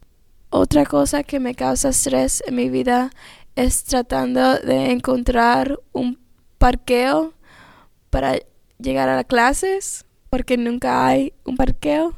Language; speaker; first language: Spanish; non-native, learner; English